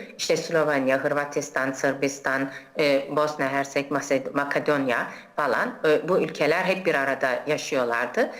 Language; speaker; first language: Turkish; native; Turkish